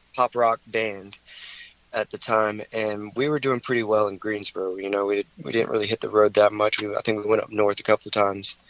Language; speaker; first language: English; native; English